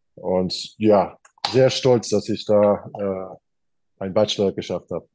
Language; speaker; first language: German; non-native, fluent; English